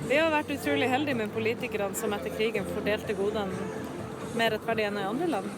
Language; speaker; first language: Norwegian; native; Norwegian